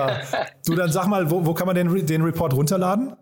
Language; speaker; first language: German; native; German